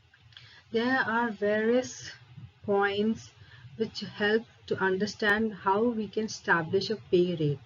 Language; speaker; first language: English; non-native, local second language; Hindi